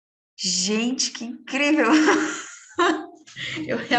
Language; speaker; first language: Portuguese; native; Portuguese